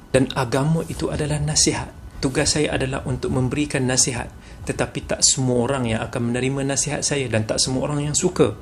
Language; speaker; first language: Malay; native; Malay